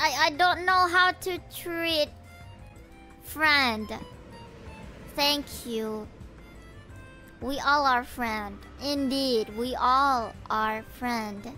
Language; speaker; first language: English; non-native, fluent; Indonesian